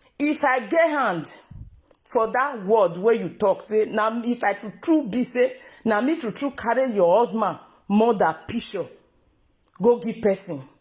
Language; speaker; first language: Nigerian Pidgin; non-native, local second language; Yoruba